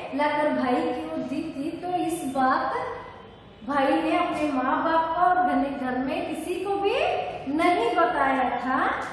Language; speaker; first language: Hindi; non-native, local second language; Kannada